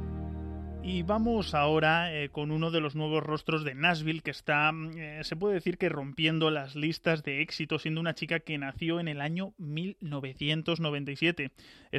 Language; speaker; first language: Spanish; native; Spanish